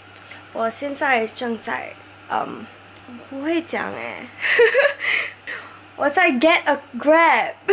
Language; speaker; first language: Chinese; non-native, local second language; English